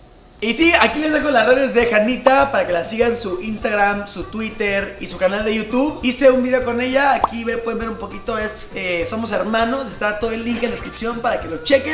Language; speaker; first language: Spanish; native; Spanish